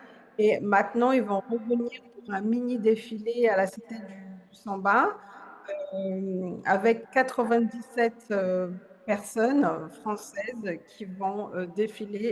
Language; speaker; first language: French; non-native, fluent; Portuguese